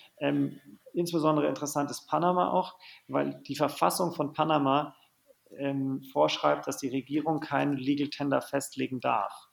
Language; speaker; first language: German; native; German